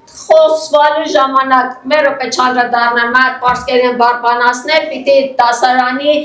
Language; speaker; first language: Armenian; native; Armenian